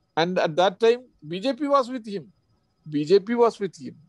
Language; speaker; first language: English; non-native, local second language; Malayalam